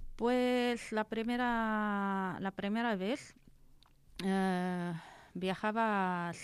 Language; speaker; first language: Spanish; non-native, learner; Arabic